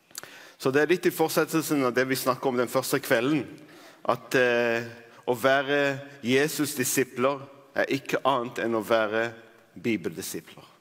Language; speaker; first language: Norwegian; non-native, fluent; Arabic